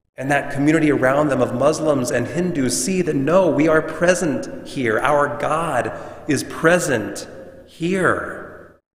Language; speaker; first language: English; native; English